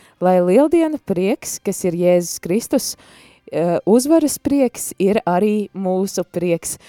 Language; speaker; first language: Latvian; native; Latvian